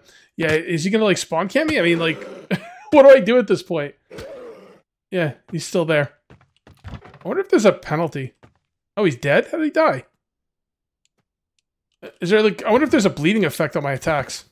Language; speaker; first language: English; native; English